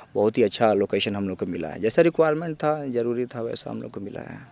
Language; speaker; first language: Hindi; native; Hindi